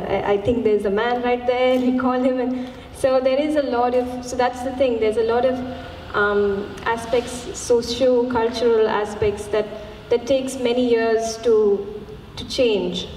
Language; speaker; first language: English; non-native, local second language; Malayalam